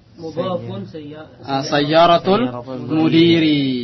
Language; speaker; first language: Arabic; non-native, learner; Indonesian